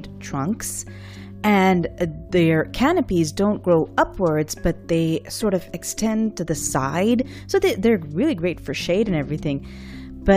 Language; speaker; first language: English; non-native, local second language; Urdu